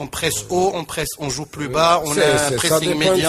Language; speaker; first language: French; non-native, local second language; Arabic